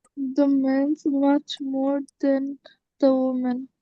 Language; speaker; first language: English; non-native, learner; Bangla